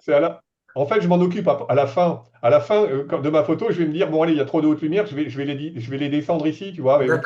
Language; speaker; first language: French; native; French